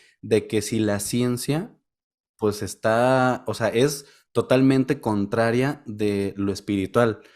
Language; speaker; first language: Spanish; native; Spanish